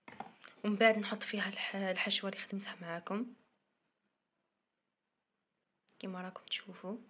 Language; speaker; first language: Arabic; native; Arabic